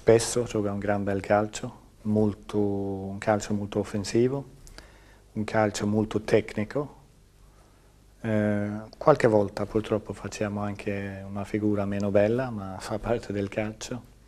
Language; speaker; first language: Italian; non-native, fluent; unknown